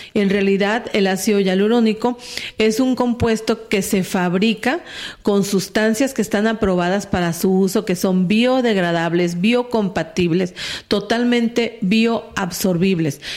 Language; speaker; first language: Spanish; native; Spanish